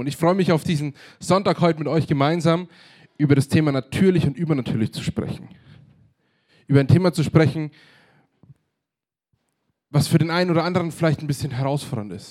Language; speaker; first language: German; native; German